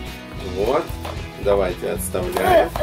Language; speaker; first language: Russian; native; Russian